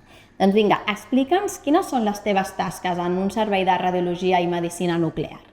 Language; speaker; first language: Catalan; native; Catalan